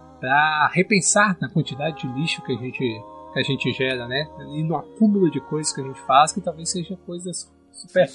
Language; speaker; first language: Portuguese; native; Portuguese